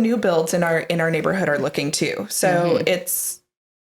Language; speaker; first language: English; native; English